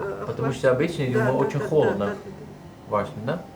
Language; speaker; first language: Russian; non-native, fluent; Dutch